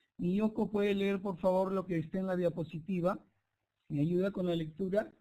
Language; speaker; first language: Spanish; native; Spanish